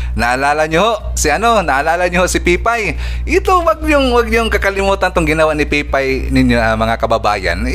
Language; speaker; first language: Filipino; non-native, local second language; Cebuano